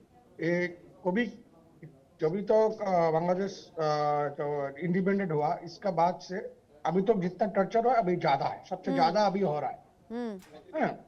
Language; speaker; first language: Hindi; non-native, local second language; Bangla